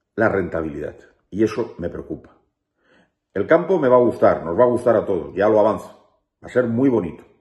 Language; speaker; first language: Spanish; native; Spanish